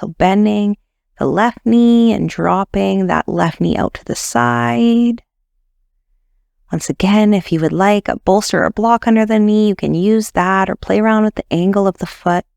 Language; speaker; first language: English; native; English